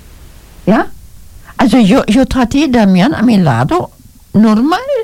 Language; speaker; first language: Spanish; non-native, learner; German